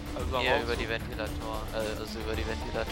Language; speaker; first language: German; native; German